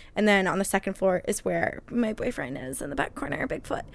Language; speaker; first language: English; native; English